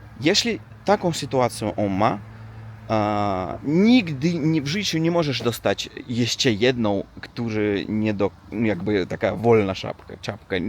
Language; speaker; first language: Polish; non-native, learner; Russian